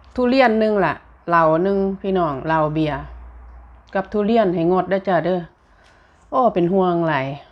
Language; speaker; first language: Thai; native; Thai